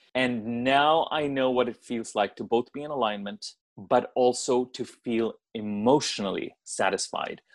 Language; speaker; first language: English; non-native, local second language; Hindi